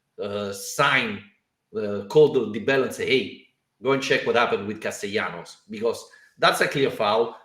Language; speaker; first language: English; non-native, fluent; Italian